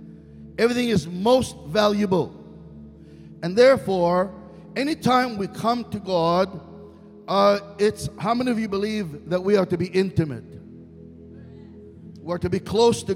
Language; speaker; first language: English; non-native, fluent; Hebrew